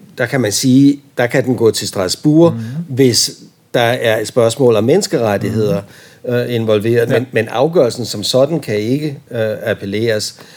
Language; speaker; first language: Danish; native; Danish